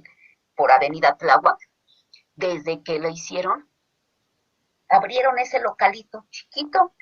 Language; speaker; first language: Spanish; native; Spanish